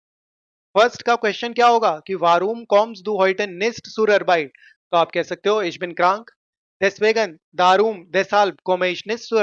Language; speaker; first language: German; non-native, fluent; Hindi